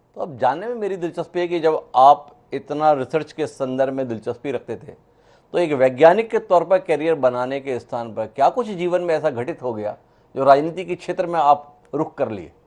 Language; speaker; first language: Hindi; native; Hindi